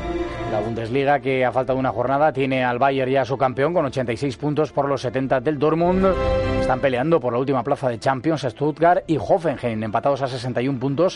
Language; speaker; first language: Spanish; native; Spanish